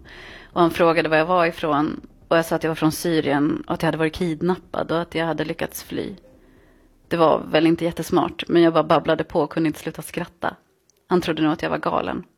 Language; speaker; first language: Swedish; early bilingual, other home language; Arabic